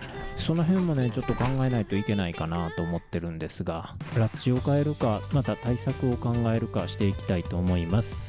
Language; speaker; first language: Japanese; native; Japanese